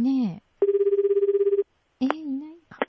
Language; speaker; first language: Japanese; native; Japanese